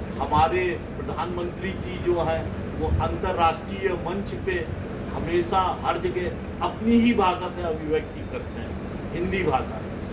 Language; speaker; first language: Hindi; native; Hindi